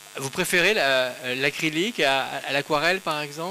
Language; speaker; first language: French; native; French